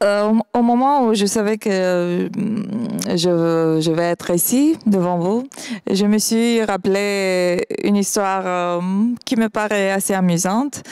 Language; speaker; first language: French; non-native, fluent; Romanian